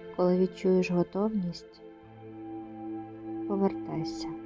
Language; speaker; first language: Ukrainian; native; Ukrainian